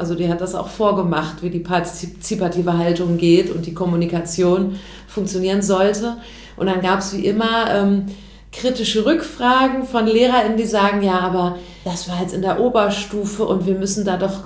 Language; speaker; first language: German; native; German